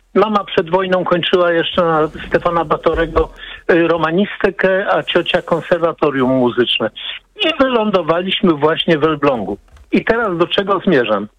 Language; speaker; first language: Polish; native; Polish